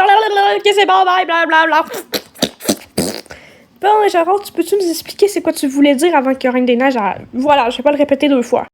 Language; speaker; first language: French; native; French